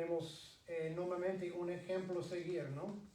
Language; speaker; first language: Spanish; non-native, fluent; English